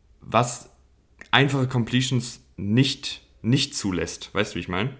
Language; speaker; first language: German; native; German